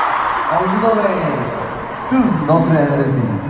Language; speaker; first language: French; non-native, learner; Korean